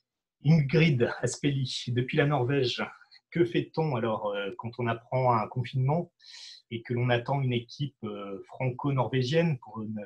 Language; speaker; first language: French; native; French